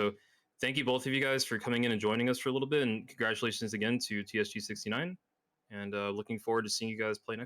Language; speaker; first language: English; native; English